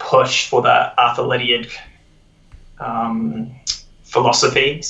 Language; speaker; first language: English; native; English